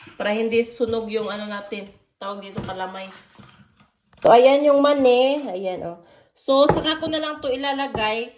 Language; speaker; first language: Filipino; non-native, local second language; Cebuano